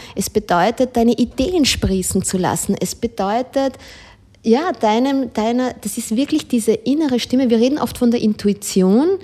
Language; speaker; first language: German; early bilingual, other home language; Spanish